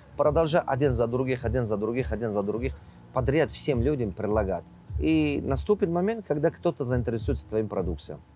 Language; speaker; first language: Russian; non-native, local second language; Tajik